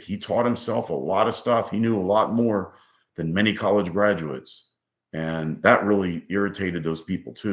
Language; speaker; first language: English; native; English